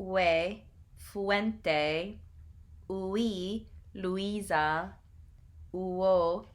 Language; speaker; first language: Spanish; non-native, learner; English